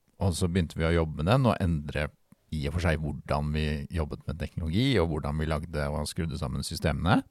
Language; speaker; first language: Norwegian; native; Norwegian